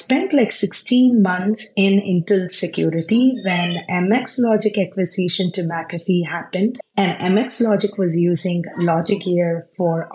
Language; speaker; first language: English; non-native, local second language; Tamil